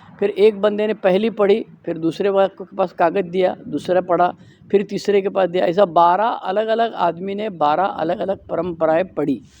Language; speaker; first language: Hindi; non-native, local second language; Marathi